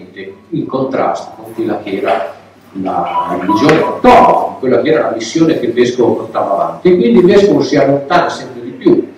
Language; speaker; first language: Italian; native; Italian